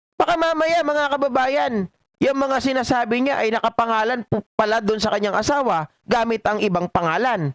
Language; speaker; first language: Filipino; native; Filipino